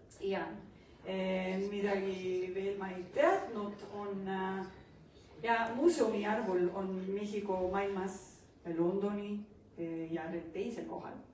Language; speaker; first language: Estonian; non-native, learner; Spanish